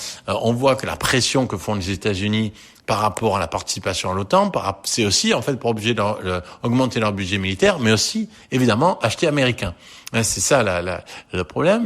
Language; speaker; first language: French; native; French